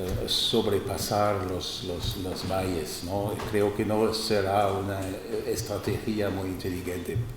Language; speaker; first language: Spanish; non-native, fluent; German